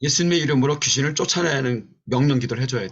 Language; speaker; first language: Korean; native; Korean